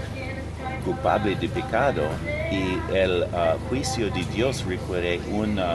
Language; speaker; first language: Spanish; non-native, learner; English